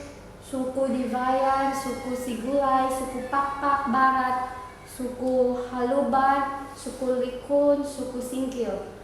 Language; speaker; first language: Indonesian; non-native, learner; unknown